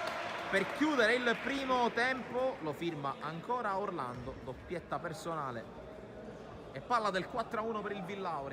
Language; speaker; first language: Italian; native; Italian